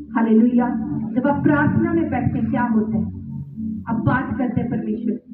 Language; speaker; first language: Hindi; native; Hindi